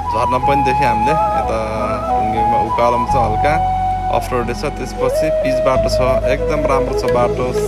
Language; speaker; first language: Nepali; native; Nepali